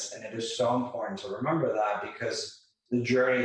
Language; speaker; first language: English; native; English